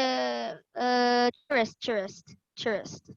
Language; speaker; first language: English; non-native, learner; Indonesian